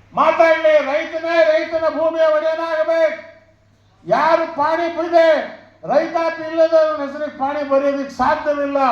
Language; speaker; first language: Kannada; non-native, local second language; Urdu